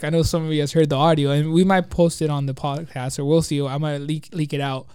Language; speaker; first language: English; native; English